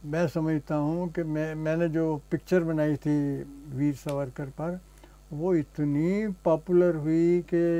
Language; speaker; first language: Hindi; native; Hindi